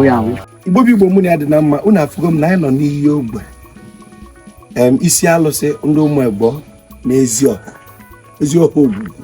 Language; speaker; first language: Igbo; native; Igbo